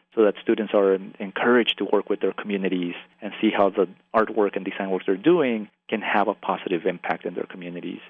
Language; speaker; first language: English; early bilingual, other home language; Spanish